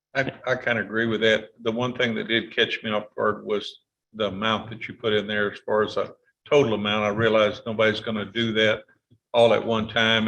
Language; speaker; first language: English; native; English